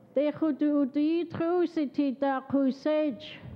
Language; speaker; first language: English; native; English